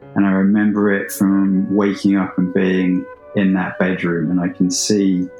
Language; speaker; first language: English; native; English